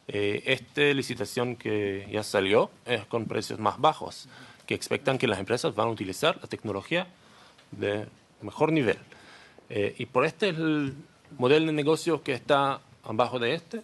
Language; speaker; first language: Spanish; non-native, learner; Hebrew